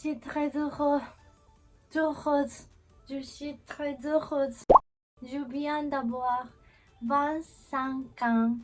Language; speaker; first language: French; non-native, learner; Japanese